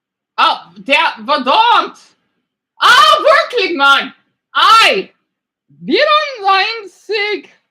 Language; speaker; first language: German; non-native, learner; English